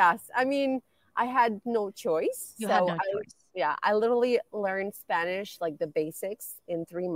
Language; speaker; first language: English; non-native, fluent; Romanian